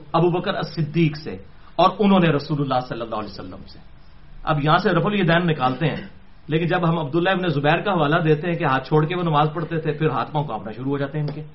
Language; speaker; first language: Urdu; non-native, local second language; Punjabi